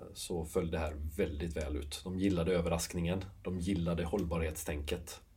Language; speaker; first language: Swedish; native; Swedish